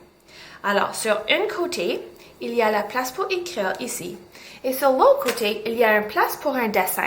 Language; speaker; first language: French; non-native, local second language; English